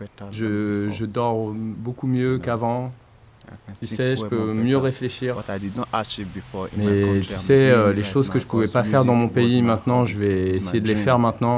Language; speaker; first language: French; non-native, learner; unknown